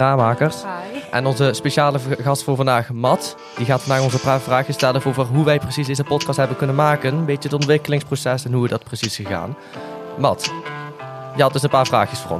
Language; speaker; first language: Dutch; native; Dutch